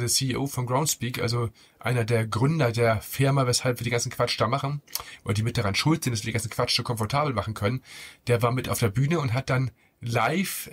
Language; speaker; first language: German; native; German